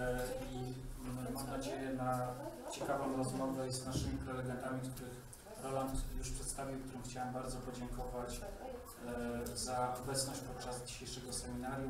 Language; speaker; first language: Polish; native; Polish